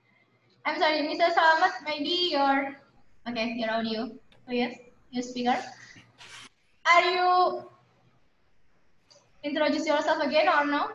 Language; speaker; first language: English; non-native, learner; Indonesian